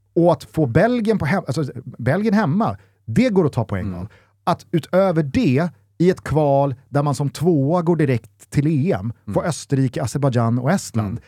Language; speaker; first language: Swedish; native; Swedish